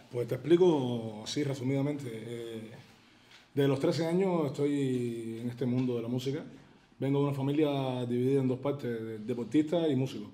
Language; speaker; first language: Spanish; native; Spanish